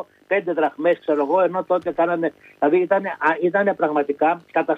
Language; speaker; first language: Greek; native; Greek